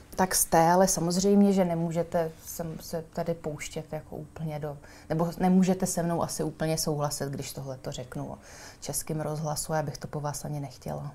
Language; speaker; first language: Czech; native; Czech